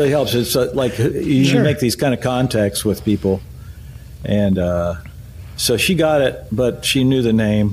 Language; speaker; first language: English; native; English